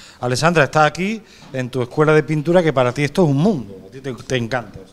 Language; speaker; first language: Spanish; native; Spanish